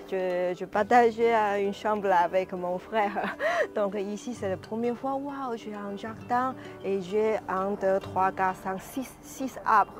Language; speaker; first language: French; non-native, learner; Chinese